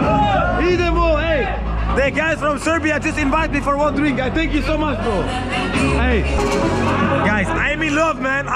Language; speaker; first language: English; non-native, fluent; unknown